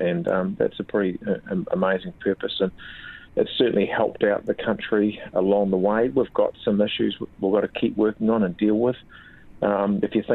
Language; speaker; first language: English; native; English